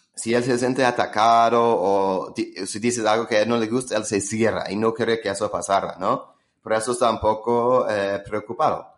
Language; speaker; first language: Spanish; non-native, fluent; English